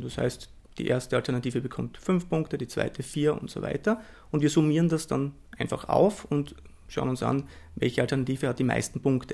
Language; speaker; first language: German; native; German